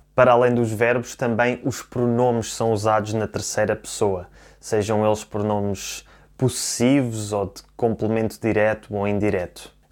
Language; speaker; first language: Portuguese; native; Portuguese